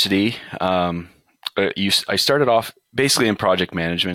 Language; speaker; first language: English; native; English